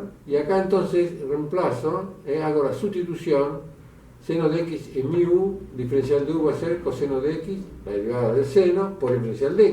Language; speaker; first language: Spanish; native; Spanish